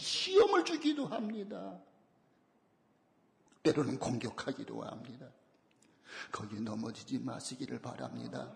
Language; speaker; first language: Korean; native; Korean